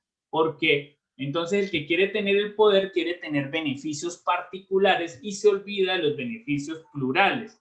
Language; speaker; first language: Spanish; native; Spanish